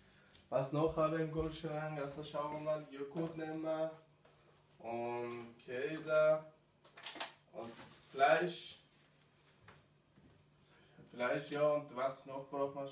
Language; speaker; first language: German; non-native, learner; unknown